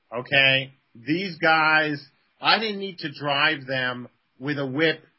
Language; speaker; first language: English; native; English